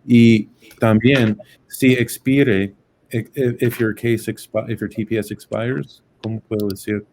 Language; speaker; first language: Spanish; non-native, fluent; English